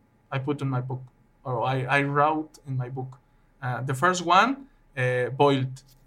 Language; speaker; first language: English; non-native, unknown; Spanish